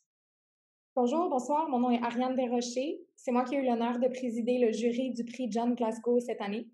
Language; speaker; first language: French; native; French